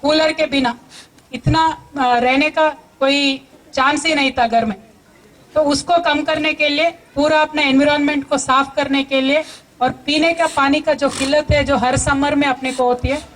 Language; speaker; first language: Hindi; non-native, local second language; Telugu